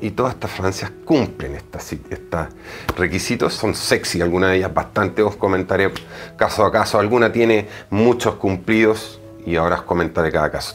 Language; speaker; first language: Spanish; native; Spanish